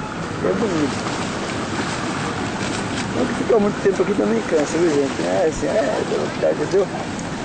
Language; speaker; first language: Portuguese; native; Portuguese